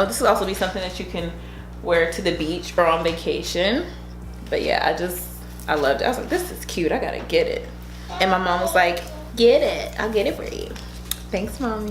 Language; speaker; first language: English; native; English